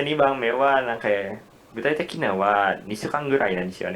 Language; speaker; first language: Japanese; non-native, learner; Indonesian